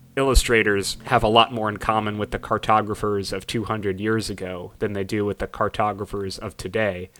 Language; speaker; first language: English; native; English